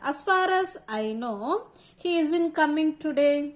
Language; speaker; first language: English; non-native, local second language; Tamil